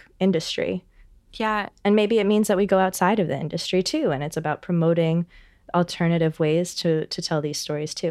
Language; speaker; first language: English; native; English